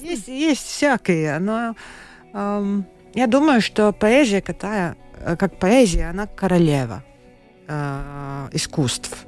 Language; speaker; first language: Russian; non-native, local second language; Latvian